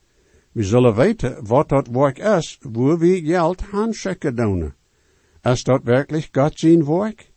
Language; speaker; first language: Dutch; non-native, learner; Plautdietsch